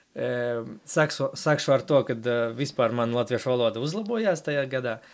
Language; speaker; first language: Latvian; non-native, local second language; Russian